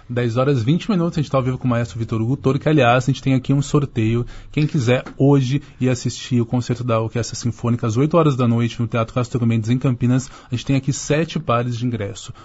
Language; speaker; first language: Portuguese; native; Portuguese